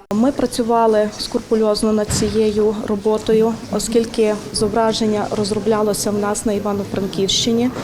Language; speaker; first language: Ukrainian; native; Ukrainian